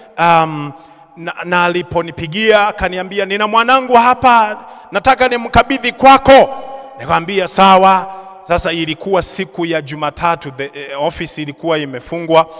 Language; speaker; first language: Swahili; native; Swahili